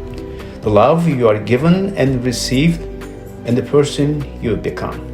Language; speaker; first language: English; non-native, fluent; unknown